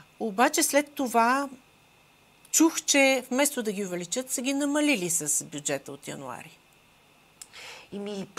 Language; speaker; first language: Bulgarian; native; Bulgarian